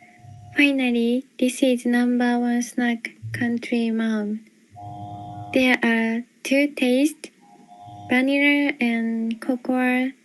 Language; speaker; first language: English; non-native, learner; Japanese